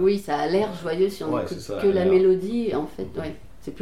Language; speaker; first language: French; native; French